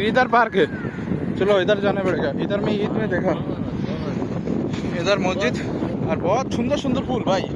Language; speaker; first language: Hindi; non-native, learner; Bangla